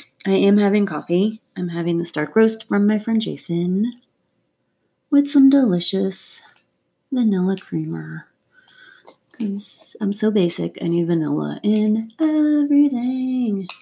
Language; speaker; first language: English; native; English